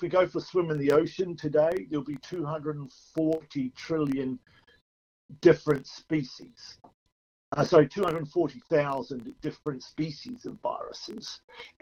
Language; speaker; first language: English; native; English